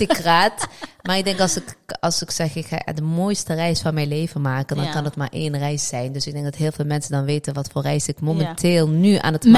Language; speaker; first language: Dutch; early bilingual, other home language; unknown